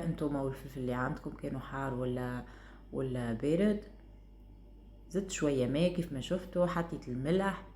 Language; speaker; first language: Arabic; native; Arabic